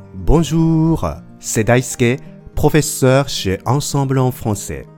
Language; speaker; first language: French; non-native, fluent; Japanese